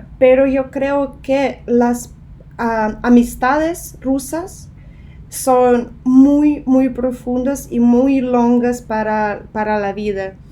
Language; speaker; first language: Spanish; non-native, fluent; Russian